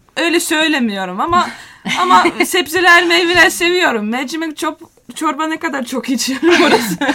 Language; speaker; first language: Turkish; non-native, learner; Finnish